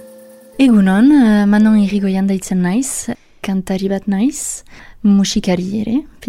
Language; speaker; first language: Basque; non-native, local second language; French